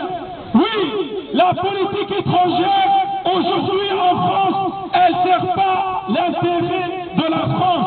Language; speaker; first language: French; non-native, fluent; Arabic